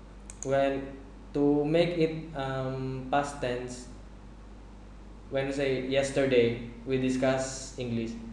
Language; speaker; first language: English; non-native, fluent; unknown